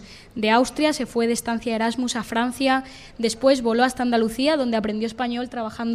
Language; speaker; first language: Spanish; native; Spanish